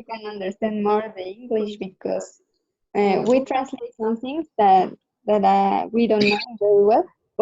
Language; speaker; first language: English; non-native, learner; Spanish